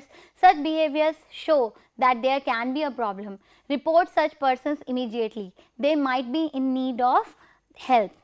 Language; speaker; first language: English; non-native, local second language; Hindi